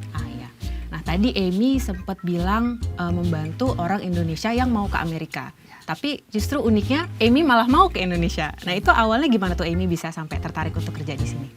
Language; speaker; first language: Indonesian; native; Indonesian